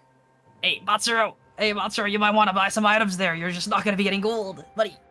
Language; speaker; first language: English; native; English